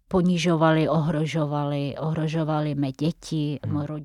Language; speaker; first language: Czech; non-native, fluent; Tatar